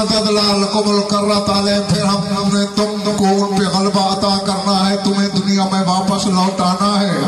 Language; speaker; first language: Urdu; non-native, local second language; Saraiki